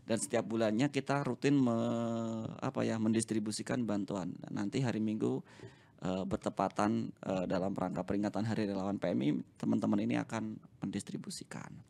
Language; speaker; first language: Indonesian; native; Indonesian